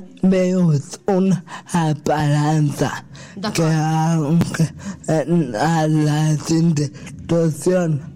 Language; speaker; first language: Catalan; non-native, local second language; Spanish